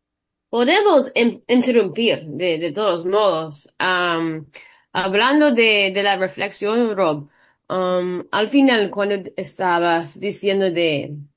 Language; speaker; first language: Spanish; early bilingual, heritage; Spanish